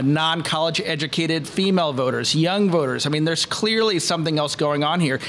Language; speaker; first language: English; native; English